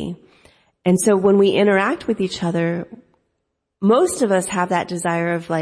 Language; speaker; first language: English; native; English